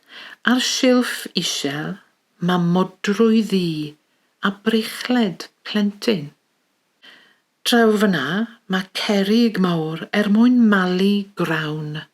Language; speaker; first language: Welsh; native; Welsh